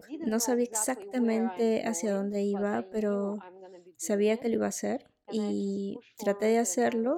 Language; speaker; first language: Spanish; non-native, fluent; Russian